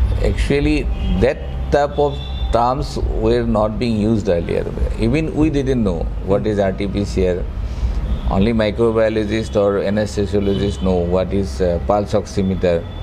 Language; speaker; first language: English; non-native, local second language; Assamese